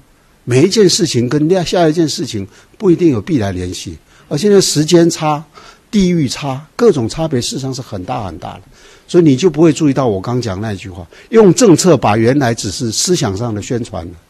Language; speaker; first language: Chinese; native; Chinese